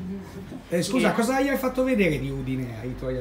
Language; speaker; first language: Italian; native; Italian